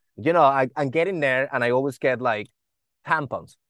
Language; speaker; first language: English; non-native, fluent; Spanish